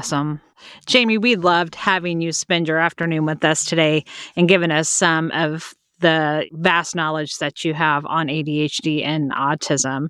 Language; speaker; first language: English; native; English